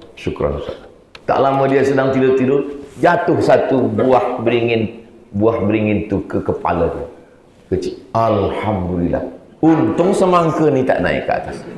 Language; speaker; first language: Malay; native; Malay